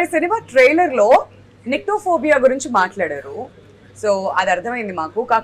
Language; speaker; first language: Telugu; native; Telugu